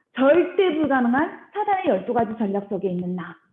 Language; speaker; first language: Korean; early bilingual, heritage; Korean